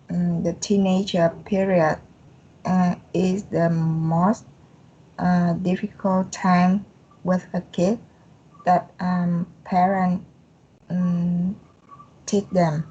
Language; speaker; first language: English; non-native, learner; Vietnamese